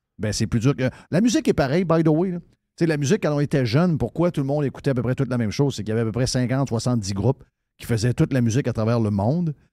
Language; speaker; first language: French; native; French